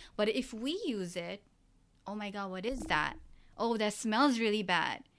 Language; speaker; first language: English; early bilingual, other home language; Urdu